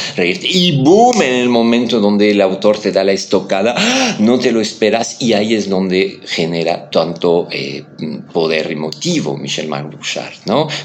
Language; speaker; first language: Spanish; non-native, fluent; French